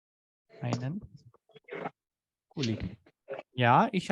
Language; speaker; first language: German; non-native, fluent; Hindi